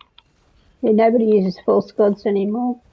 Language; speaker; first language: English; native; English